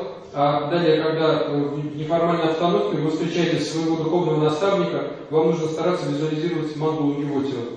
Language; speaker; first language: Russian; native; Russian